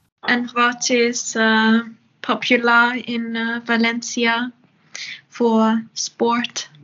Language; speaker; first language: Dutch; non-native, learner; German